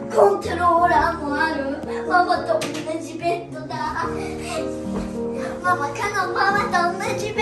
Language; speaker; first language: Japanese; early bilingual, heritage; Japanese